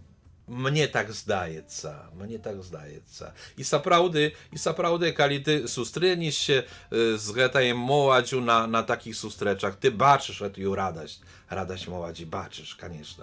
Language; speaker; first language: Polish; non-native, learner; Belarusian